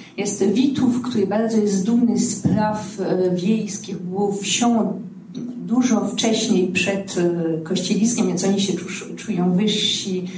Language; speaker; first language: Polish; native; Polish